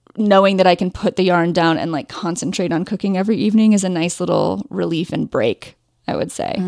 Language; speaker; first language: English; native; English